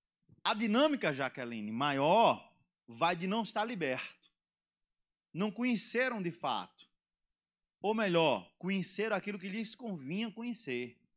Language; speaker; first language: Portuguese; native; Portuguese